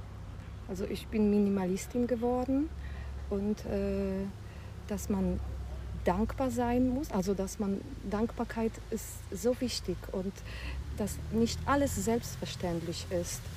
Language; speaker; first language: German; non-native, fluent; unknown